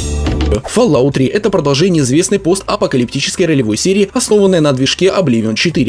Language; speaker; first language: Russian; native; Russian